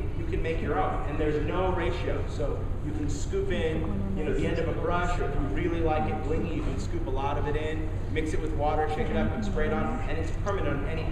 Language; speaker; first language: English; native; English